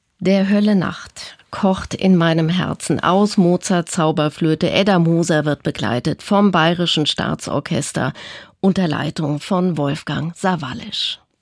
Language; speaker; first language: German; native; German